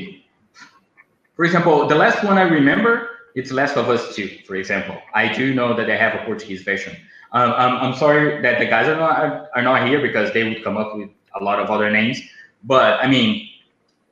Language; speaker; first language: English; non-native, fluent; Portuguese